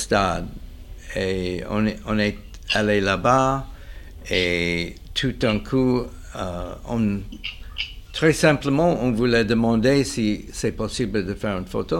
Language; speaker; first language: French; non-native, fluent; English